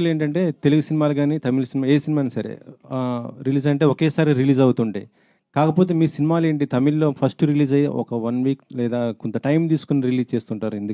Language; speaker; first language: Telugu; native; Telugu